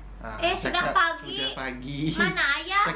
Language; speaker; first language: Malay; non-native, local second language; Sundanese